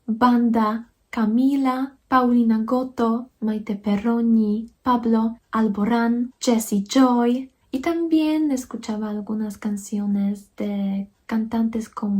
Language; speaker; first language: Spanish; non-native, fluent; Polish